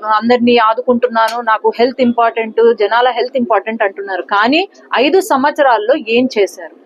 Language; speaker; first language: Telugu; native; Telugu